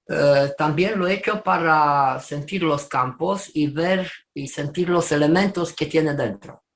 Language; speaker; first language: Spanish; non-native, fluent; Romanian